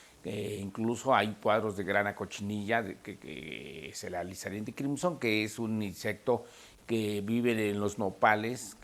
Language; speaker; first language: Spanish; native; Spanish